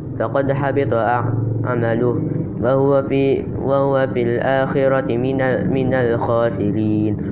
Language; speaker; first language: Arabic; non-native, learner; Indonesian